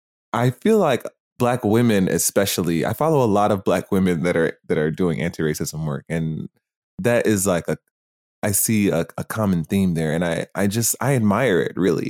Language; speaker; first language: English; native; English